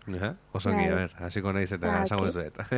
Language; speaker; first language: Basque; native; Basque